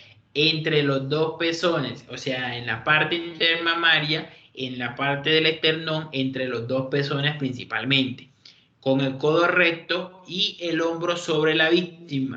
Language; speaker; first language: Spanish; native; Spanish